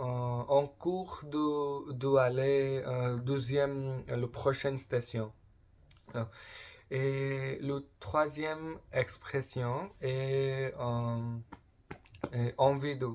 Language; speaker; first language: French; non-native, learner; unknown